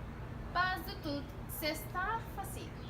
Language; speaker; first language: French; non-native, learner; Spanish